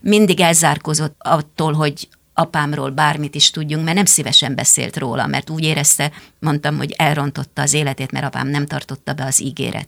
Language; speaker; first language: Hungarian; native; Hungarian